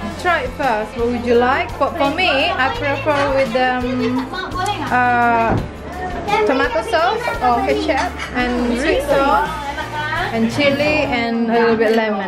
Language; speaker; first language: English; non-native, learner; Indonesian